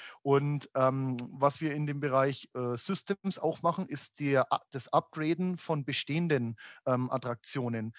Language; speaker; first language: German; native; German